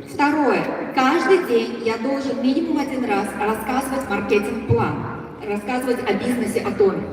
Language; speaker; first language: Russian; native; Russian